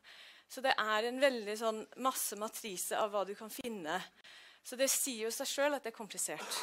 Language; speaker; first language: Norwegian; non-native, fluent; English